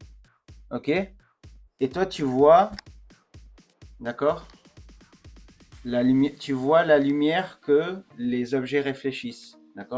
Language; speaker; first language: French; native; French